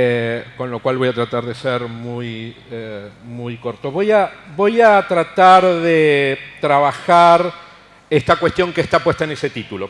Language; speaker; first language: Spanish; native; Spanish